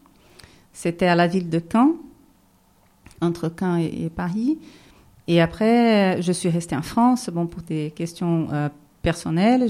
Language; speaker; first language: French; non-native, fluent; Portuguese